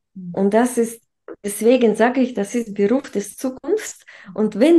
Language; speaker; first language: German; non-native, fluent; Russian